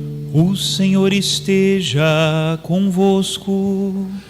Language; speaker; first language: Portuguese; native; Portuguese